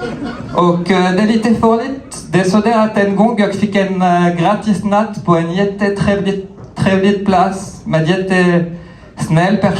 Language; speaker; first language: Swedish; non-native, fluent; French